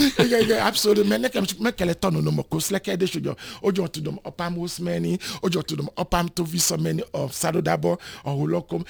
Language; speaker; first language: Hungarian; non-native, fluent; Yoruba